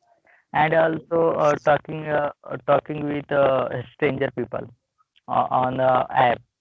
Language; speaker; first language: English; non-native, learner; Marathi